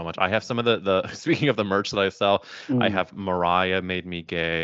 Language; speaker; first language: English; native; English